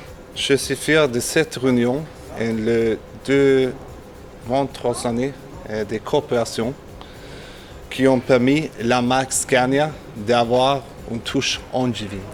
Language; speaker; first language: French; non-native, fluent; Swedish